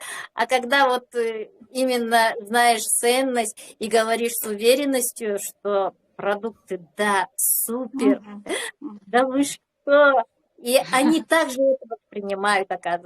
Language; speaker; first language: Russian; native; Russian